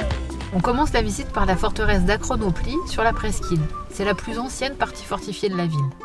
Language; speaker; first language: French; native; French